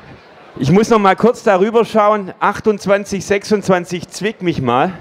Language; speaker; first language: German; native; German